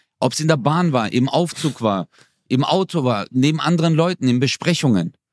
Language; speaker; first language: German; early bilingual, other home language; Turkish